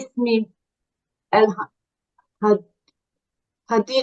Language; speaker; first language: Arabic; non-native, learner; Bosnian